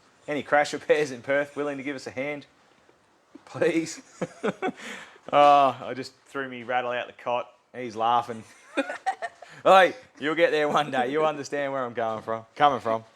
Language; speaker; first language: English; native; English